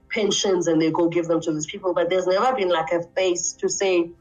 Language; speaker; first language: English; non-native, local second language; Xhosa